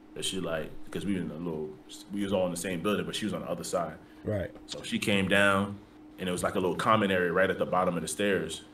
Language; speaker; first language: English; native; English